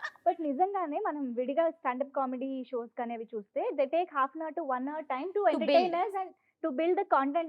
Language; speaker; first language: Telugu; native; Telugu